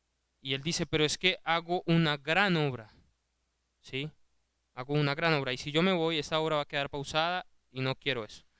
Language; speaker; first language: Spanish; native; Spanish